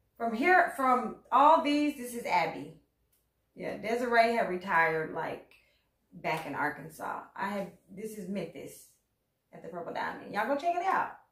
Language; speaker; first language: English; native; English